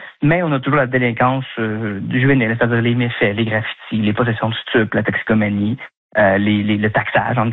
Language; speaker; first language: French; native; French